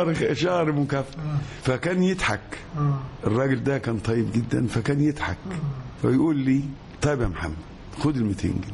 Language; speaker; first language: Arabic; native; Arabic